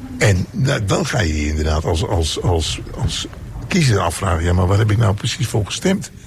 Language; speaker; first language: Dutch; native; Dutch